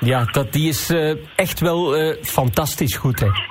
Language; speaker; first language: Dutch; native; Dutch